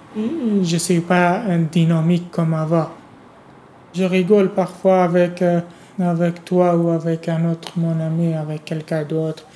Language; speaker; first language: French; non-native, learner; Persian